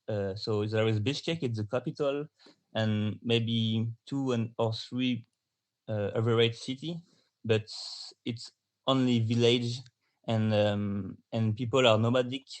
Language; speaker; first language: English; non-native, learner; French